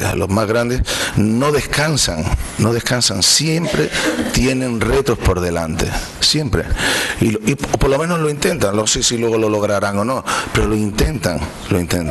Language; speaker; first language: Spanish; native; Spanish